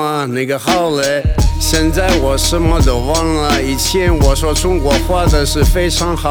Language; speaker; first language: Chinese; non-native, learner; Russian